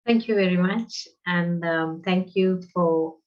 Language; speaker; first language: English; non-native, local second language; Sinhala